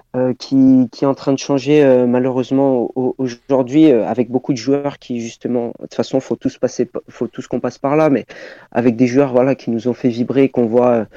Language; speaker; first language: French; native; French